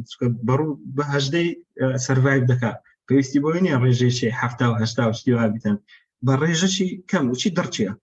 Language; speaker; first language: Central Kurdish; non-native, local second language; Kurdish